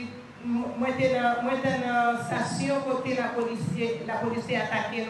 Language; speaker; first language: Spanish; non-native, fluent; Haitian Creole